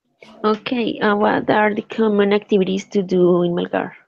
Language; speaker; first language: English; non-native, learner; Spanish